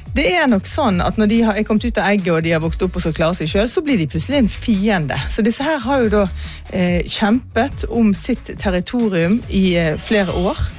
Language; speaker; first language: Norwegian; native; Norwegian